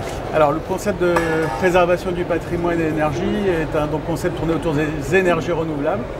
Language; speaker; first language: French; native; French